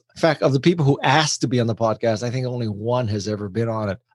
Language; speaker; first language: English; native; English